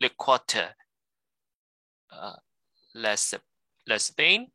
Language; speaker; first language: French; non-native, learner; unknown